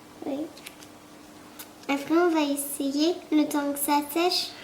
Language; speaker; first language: French; native; French